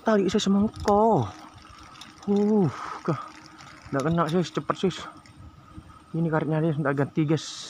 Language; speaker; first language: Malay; non-native, local second language; Javanese